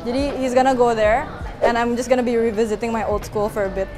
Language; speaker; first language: English; early bilingual, other home language; Indonesian